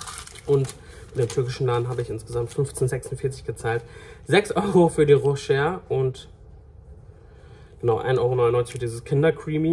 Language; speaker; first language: German; native; German